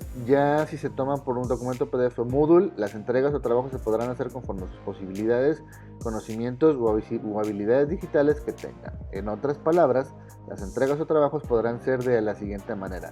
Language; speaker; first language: Spanish; native; Spanish